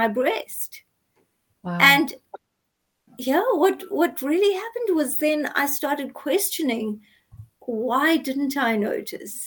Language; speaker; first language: English; native; English